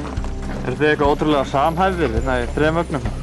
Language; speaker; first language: Icelandic; native; Icelandic